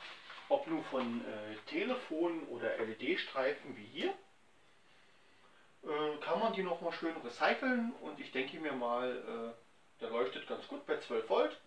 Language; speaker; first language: German; native; German